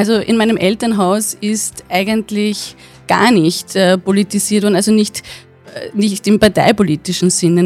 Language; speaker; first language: German; native; German